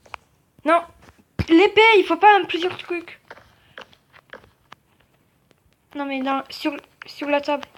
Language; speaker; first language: French; native; French